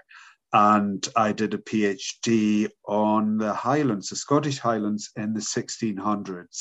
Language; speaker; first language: English; native; English